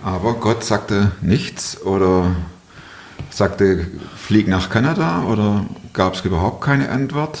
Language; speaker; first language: German; native; German